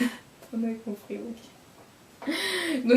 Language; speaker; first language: French; native; French